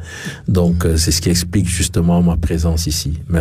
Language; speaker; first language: French; non-native, local second language; Ewe